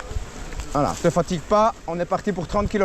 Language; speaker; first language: French; native; French